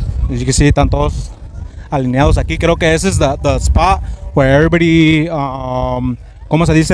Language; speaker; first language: Spanish; early bilingual, heritage; Spanish